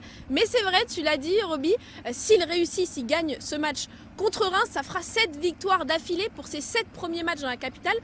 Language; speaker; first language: French; native; French